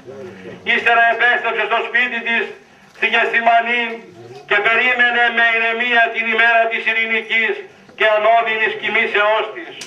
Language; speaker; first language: Greek; native; Greek